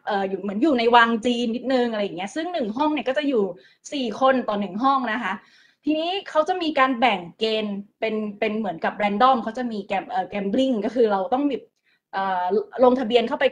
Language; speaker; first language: Thai; native; Thai